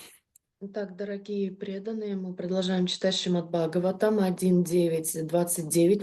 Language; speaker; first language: Russian; native; Russian